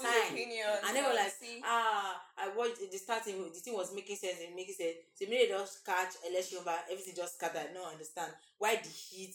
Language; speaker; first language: English; non-native, local second language; Igbo